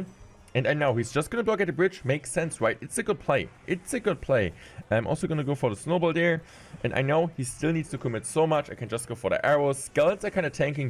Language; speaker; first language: English; non-native, fluent; German